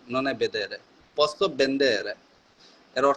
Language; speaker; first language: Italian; non-native, learner; Bangla